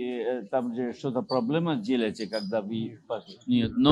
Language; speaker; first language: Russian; non-native, learner; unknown